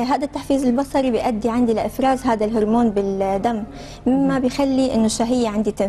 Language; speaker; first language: Arabic; native; Arabic